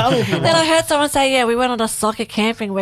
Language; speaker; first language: English; native; English